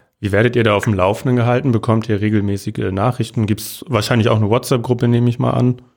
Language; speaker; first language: German; native; German